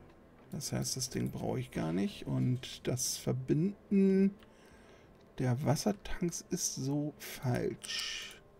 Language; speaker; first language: German; native; German